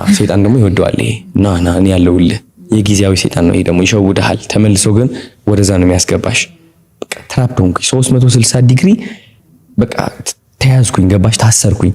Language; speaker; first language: Amharic; non-native, local second language; Tigrinya